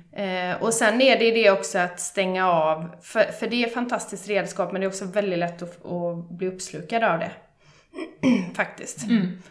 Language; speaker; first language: Swedish; native; Swedish